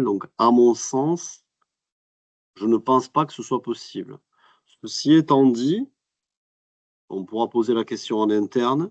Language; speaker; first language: French; native; French